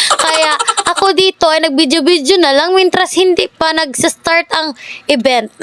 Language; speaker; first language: Filipino; non-native, local second language; Cebuano